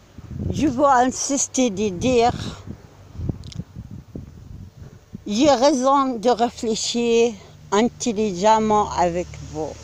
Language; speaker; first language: French; non-native, learner; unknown